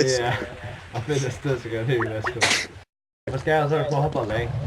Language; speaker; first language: Swedish; non-native, learner; Faroese